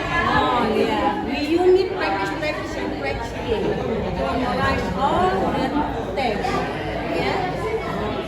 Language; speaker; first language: English; non-native, fluent; Indonesian